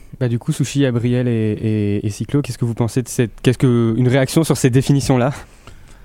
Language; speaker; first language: French; native; French